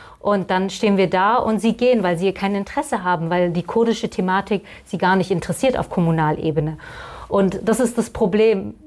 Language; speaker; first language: German; early bilingual, other home language; Kurdish